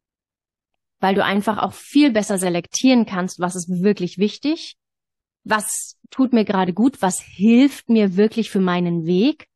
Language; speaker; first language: German; native; German